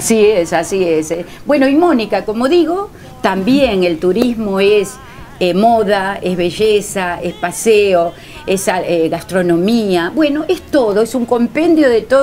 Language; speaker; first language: Spanish; native; Spanish